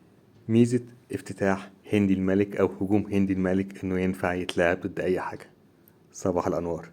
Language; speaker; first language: Arabic; native; Arabic